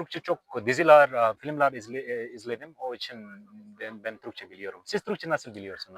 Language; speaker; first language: Turkish; non-native, learner; Tibetan